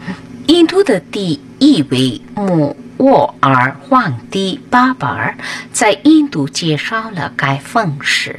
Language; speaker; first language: Chinese; non-native, fluent; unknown